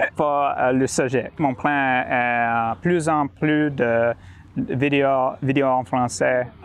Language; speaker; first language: French; non-native, learner; English